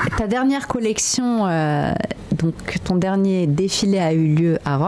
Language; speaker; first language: French; native; French